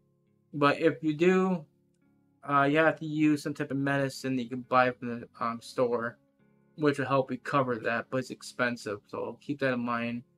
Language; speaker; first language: English; native; English